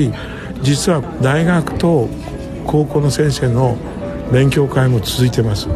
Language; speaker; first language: Japanese; native; Japanese